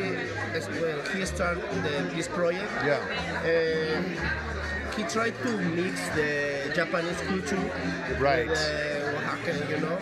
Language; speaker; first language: English; non-native, learner; Spanish